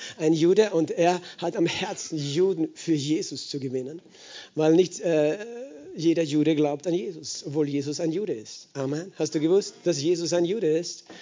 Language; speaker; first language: German; native; German